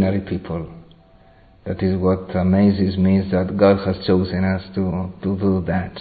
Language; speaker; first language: English; non-native, fluent; Spanish